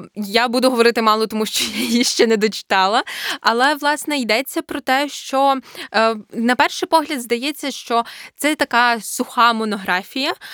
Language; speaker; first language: Ukrainian; native; Ukrainian